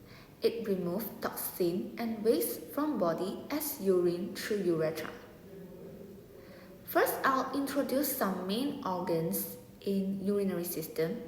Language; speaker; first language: English; non-native, local second language; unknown